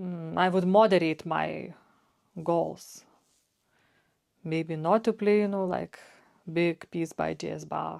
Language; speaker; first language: English; non-native, fluent; Lithuanian